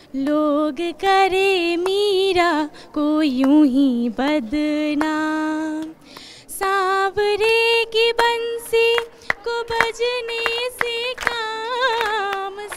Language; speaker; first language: Hindi; native; Hindi